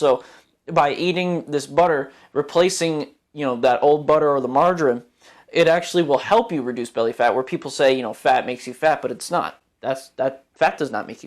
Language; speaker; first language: English; native; English